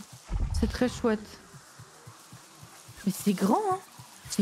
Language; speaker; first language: French; native; French